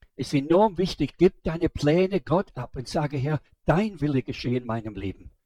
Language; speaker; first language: German; non-native, fluent; English